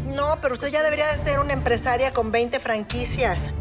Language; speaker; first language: Spanish; native; Spanish